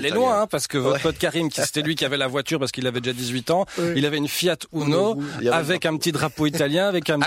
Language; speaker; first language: French; native; French